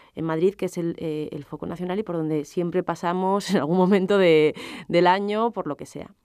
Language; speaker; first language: Spanish; native; Spanish